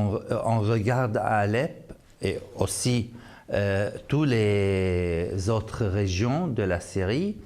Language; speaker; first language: French; non-native, fluent; Arabic